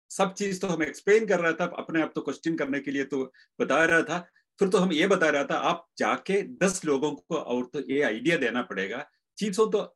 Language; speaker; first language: Hindi; non-native, local second language; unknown